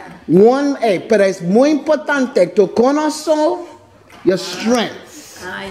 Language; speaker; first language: Spanish; non-native, learner; English